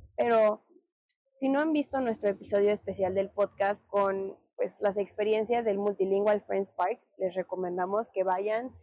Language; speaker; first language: Spanish; native; Spanish